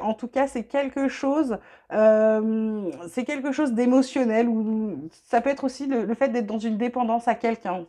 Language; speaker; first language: French; native; French